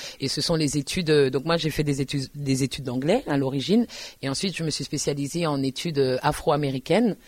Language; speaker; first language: French; native; French